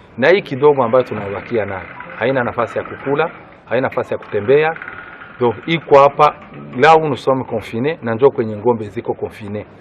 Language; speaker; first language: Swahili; non-native, local second language; Kinyarwanda